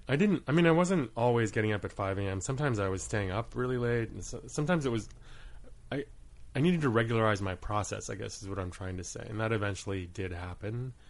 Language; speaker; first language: English; native; English